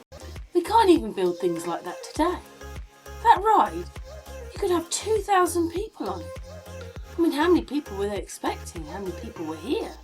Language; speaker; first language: English; native; English